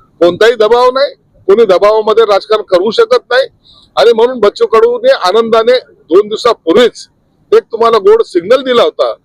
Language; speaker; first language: Marathi; native; Marathi